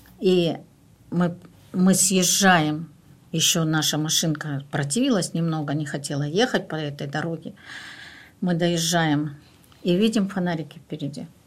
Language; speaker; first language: Russian; native; Russian